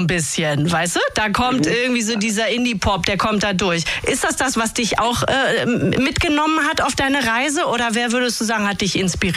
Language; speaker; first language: German; native; German